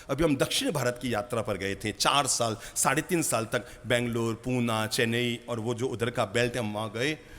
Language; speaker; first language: Hindi; native; Hindi